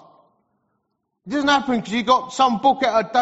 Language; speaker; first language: English; native; English